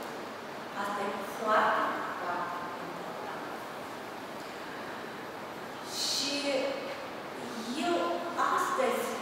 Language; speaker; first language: Romanian; non-native, local second language; Russian